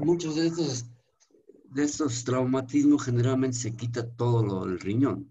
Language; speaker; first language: Spanish; native; Spanish